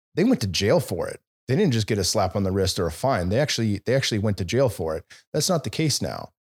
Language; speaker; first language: English; native; English